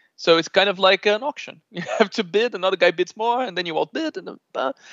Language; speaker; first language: English; non-native, fluent; Portuguese